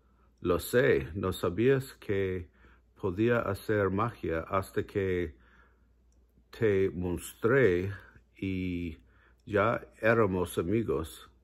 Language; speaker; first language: Spanish; non-native, learner; English